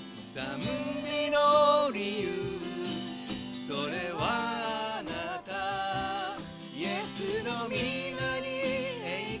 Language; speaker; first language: Japanese; native; Japanese